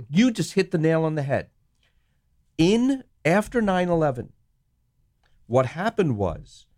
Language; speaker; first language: English; non-native, local second language; Sinhala